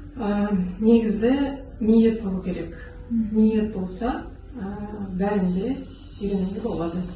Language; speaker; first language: Kazakh; non-native, local second language; Russian